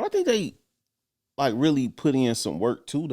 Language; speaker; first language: English; native; English